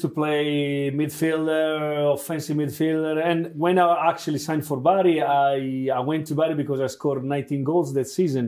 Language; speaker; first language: English; non-native, fluent; Italian